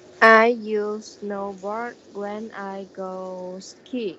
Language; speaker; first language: English; non-native, learner; Vietnamese